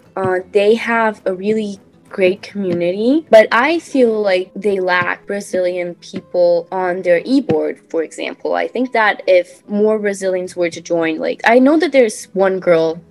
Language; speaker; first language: English; non-native, fluent; Portuguese